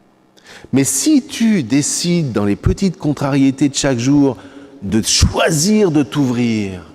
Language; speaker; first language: French; native; French